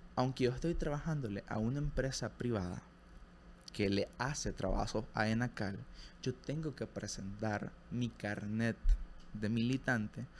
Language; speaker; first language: Spanish; native; Spanish